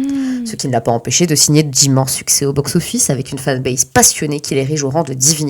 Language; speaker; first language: French; native; French